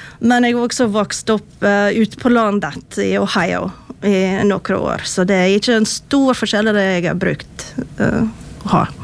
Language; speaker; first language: Norwegian; non-native, fluent; English